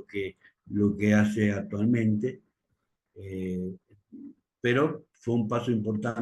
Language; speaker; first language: Spanish; native; Spanish